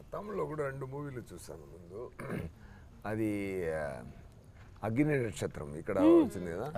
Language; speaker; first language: Telugu; non-native, learner; Tamil